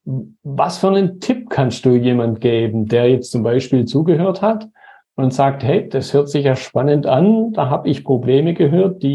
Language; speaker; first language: German; native; German